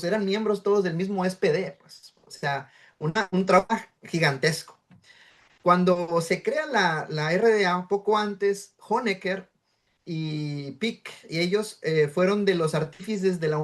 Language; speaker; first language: Spanish; native; Spanish